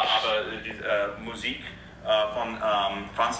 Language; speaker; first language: German; non-native, fluent; English